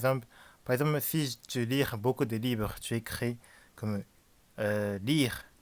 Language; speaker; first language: French; non-native, learner; Japanese